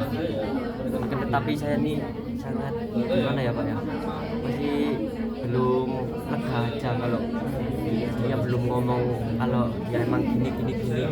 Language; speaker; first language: Indonesian; native; Indonesian